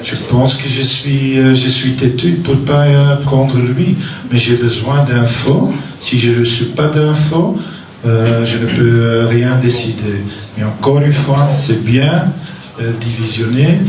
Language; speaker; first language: French; non-native, local second language; Dutch